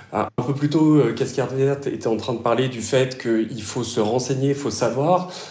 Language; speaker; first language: French; native; French